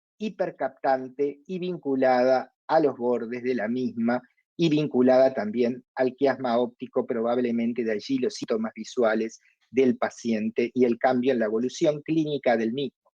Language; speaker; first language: Spanish; native; Spanish